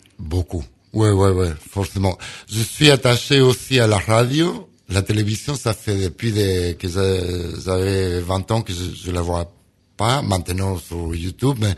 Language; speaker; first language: French; non-native, fluent; Spanish